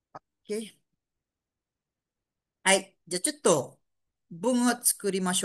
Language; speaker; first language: Japanese; non-native, fluent; Malay